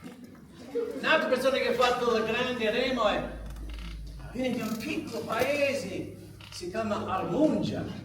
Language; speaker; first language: Italian; non-native, learner; English